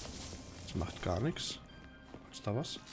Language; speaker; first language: German; native; German